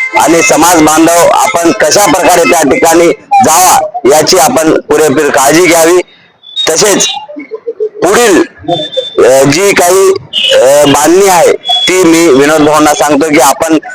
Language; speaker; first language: Marathi; non-native, local second language; Lambadi